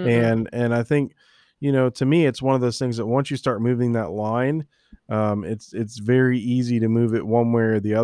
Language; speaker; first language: English; native; English